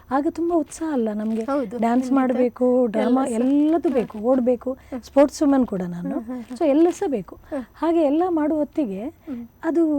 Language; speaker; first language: Kannada; non-native, local second language; Konkani